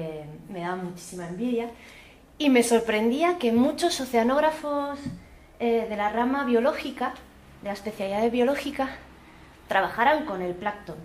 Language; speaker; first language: Spanish; native; Spanish